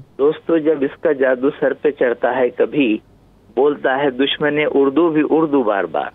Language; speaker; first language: Urdu; native; Urdu